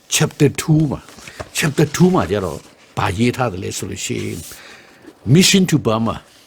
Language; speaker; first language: Burmese; non-native, local second language; Shan